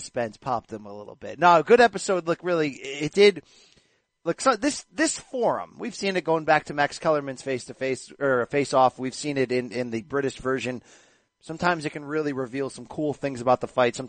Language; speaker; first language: English; native; English